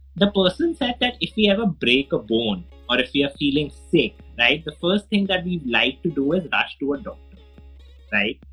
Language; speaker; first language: English; non-native, local second language; Hindi